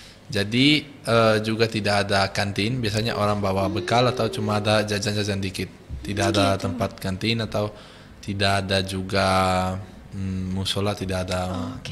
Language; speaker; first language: Indonesian; non-native, fluent; Italian